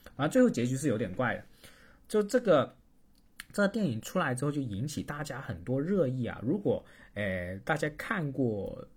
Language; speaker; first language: Chinese; native; Chinese